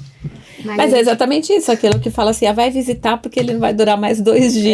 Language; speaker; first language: Portuguese; native; Portuguese